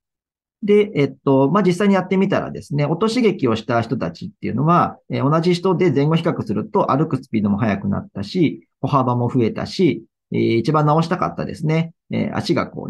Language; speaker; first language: Japanese; native; Japanese